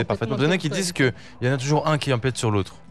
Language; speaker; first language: French; native; French